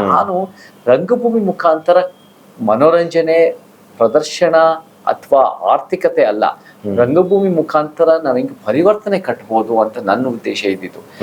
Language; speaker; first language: Kannada; early bilingual, heritage; Kannada